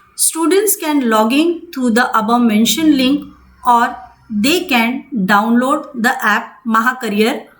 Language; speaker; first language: English; non-native, local second language; Marathi